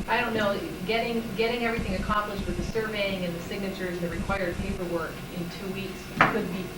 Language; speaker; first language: English; native; English